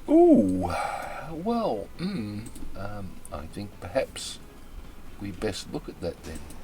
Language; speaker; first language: English; native; English